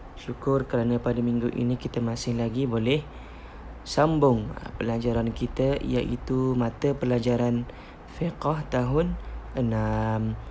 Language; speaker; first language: Malay; native; Malay